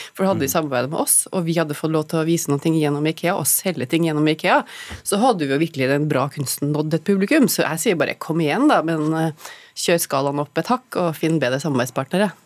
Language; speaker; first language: Norwegian; native; Norwegian